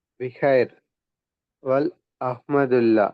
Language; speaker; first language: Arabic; non-native, learner; Telugu